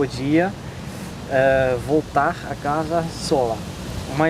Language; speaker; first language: Portuguese; non-native, learner; Dutch